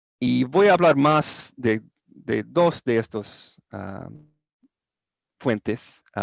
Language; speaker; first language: Spanish; non-native, learner; English